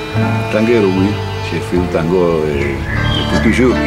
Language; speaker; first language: French; non-native, fluent; Spanish